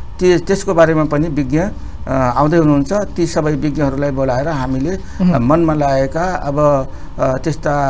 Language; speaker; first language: Nepali; non-native, local second language; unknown